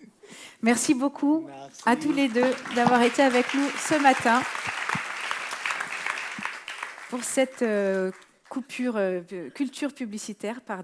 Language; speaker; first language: French; native; French